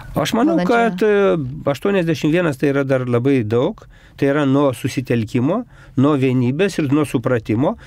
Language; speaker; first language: Lithuanian; native; Lithuanian